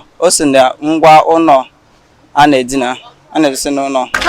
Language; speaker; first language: Igbo; native; Igbo